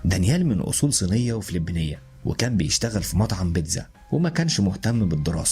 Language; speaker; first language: Arabic; native; Arabic